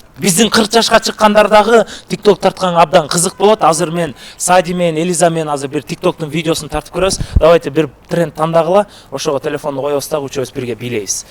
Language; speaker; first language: Kyrgyz; native; Kyrgyz